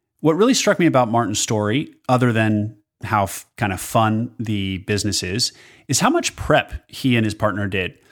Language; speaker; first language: English; native; English